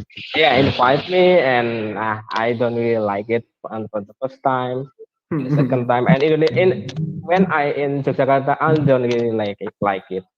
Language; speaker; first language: English; non-native, learner; Indonesian